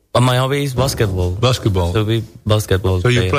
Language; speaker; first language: English; non-native, learner; Arabic